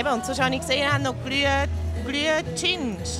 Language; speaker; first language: German; native; German